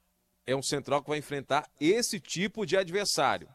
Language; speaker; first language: Portuguese; native; Portuguese